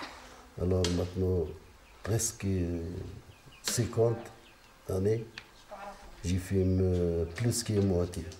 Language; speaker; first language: French; non-native, learner; Riffian